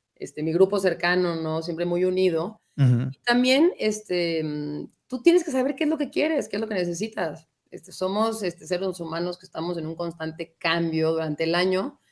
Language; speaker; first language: Spanish; native; Spanish